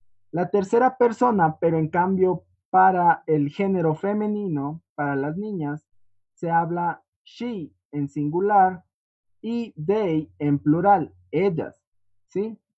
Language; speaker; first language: Spanish; native; Spanish